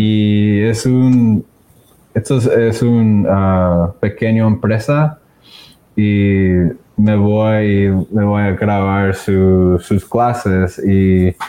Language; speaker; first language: Spanish; early bilingual, other home language; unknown